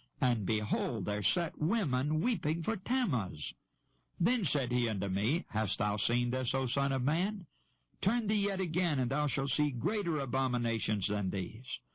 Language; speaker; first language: English; native; English